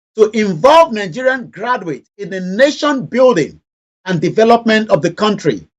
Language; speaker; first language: English; non-native, local second language; Yoruba